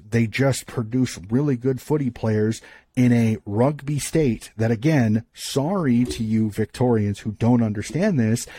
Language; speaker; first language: English; native; English